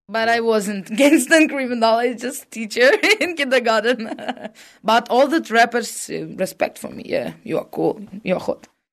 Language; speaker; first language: English; non-native, learner; Ukrainian